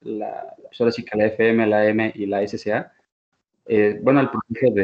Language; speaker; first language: Spanish; native; Spanish